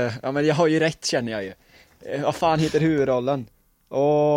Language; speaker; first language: Swedish; native; Swedish